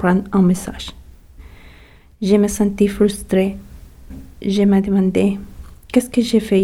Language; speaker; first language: French; non-native, fluent; Spanish